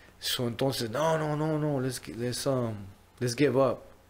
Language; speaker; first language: English; early bilingual, other home language; Spanish